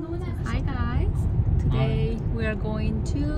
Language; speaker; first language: English; non-native, fluent; Spanish